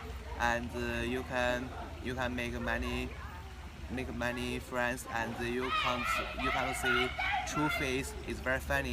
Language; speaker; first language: English; non-native, learner; Chinese